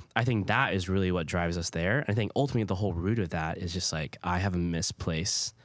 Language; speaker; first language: English; early bilingual, other home language; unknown